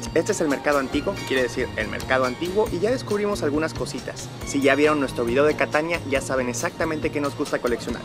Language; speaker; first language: Spanish; native; Spanish